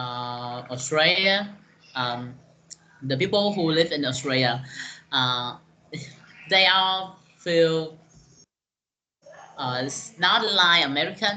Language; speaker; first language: English; non-native, learner; Vietnamese